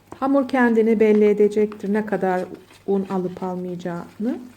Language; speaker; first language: Turkish; native; Turkish